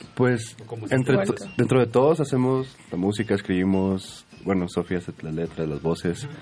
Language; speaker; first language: Spanish; native; Spanish